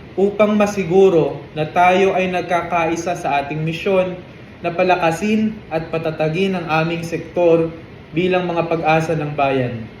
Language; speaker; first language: Filipino; non-native, local second language; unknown